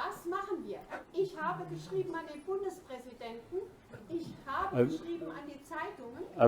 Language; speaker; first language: German; non-native, fluent; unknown